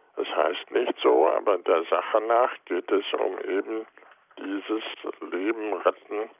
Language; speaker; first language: German; native; German